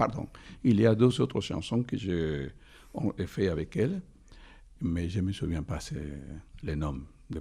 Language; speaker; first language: French; non-native, fluent; Spanish